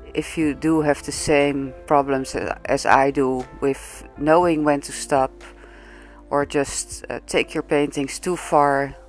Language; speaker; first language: English; non-native, fluent; Dutch